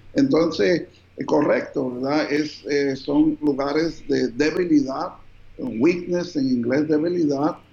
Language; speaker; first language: Spanish; early bilingual, heritage; Spanish